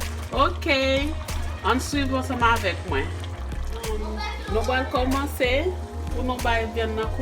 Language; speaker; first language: French; non-native, learner; Haitian Creole